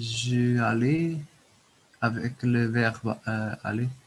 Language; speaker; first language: French; non-native, learner; Portuguese